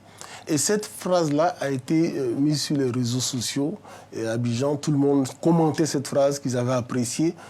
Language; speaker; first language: French; native; French